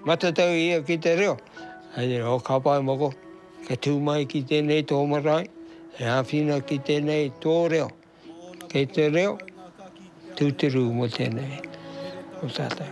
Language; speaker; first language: Māori; non-native, local second language; English